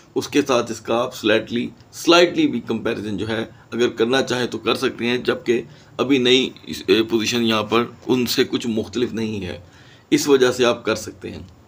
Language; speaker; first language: Urdu; native; Urdu